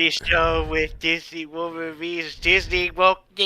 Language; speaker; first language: English; native; English